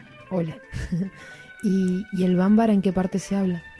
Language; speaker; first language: Spanish; native; Spanish